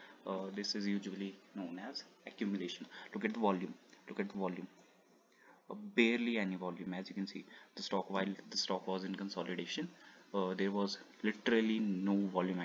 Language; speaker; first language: English; non-native, local second language; Hindi